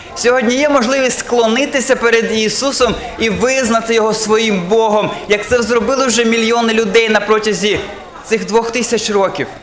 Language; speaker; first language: Ukrainian; non-native, local second language; Russian